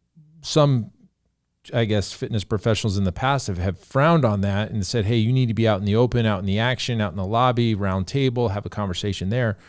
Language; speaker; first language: English; native; English